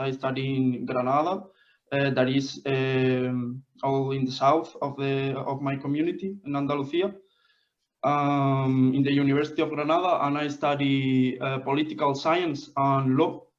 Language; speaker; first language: English; non-native, fluent; Spanish